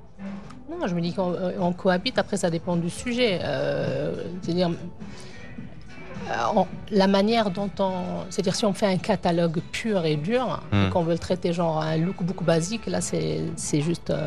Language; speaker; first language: French; native; French